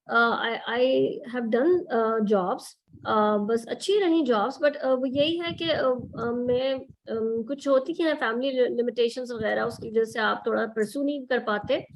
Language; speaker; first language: Urdu; native; Urdu